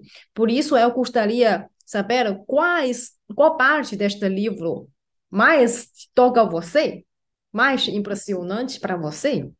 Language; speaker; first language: Portuguese; non-native, fluent; Chinese